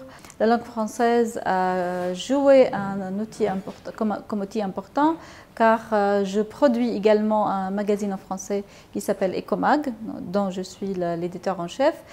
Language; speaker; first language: French; non-native, fluent; Arabic